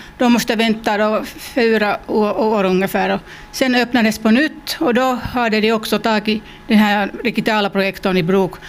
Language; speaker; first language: Swedish; non-native, local second language; Finnish